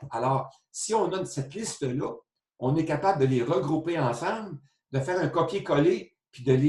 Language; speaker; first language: French; native; French